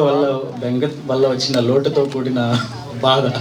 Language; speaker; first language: Telugu; native; Telugu